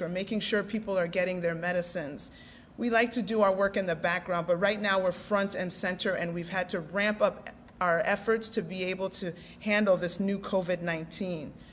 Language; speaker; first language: English; native; English